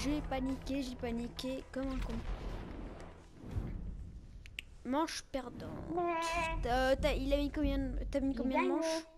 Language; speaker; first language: French; native; French